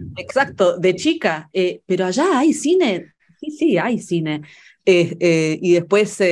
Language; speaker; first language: Spanish; early bilingual, other home language; Italian